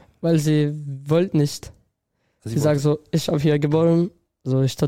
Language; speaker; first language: German; non-native, learner; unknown